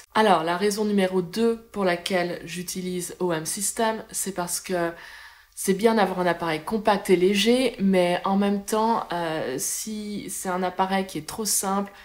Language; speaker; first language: French; native; French